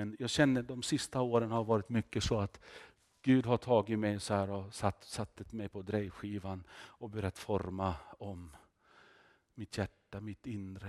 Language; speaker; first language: Swedish; non-native, fluent; Finnish